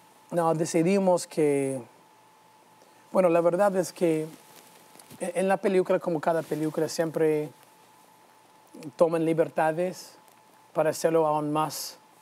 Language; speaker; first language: Spanish; non-native, fluent; English